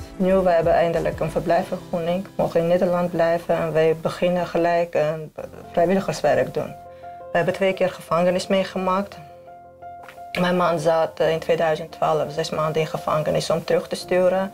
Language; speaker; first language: Dutch; non-native, learner; Armenian